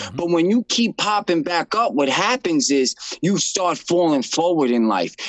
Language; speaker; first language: English; native; English